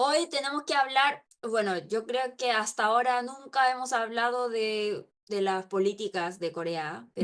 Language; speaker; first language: Spanish; non-native, local second language; Korean